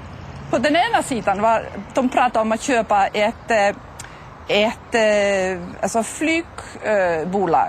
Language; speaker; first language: Swedish; non-native, fluent; Icelandic